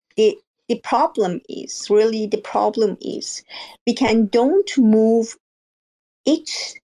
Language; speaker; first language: English; non-native, learner; Persian